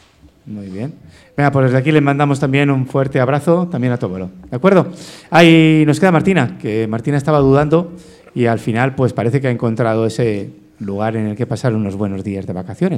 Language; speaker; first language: Spanish; native; Spanish